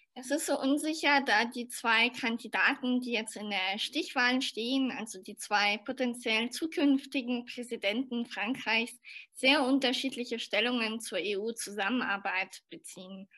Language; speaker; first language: German; early bilingual, other home language; French